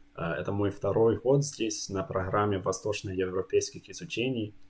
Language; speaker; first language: Russian; non-native, fluent; English